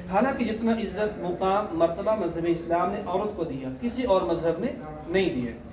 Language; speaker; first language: Urdu; native; Urdu